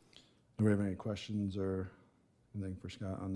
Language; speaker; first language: English; native; English